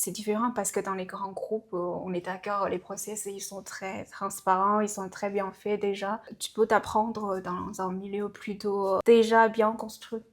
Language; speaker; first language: French; non-native, fluent; Chinese